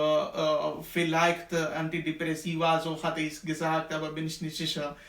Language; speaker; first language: German; non-native, learner; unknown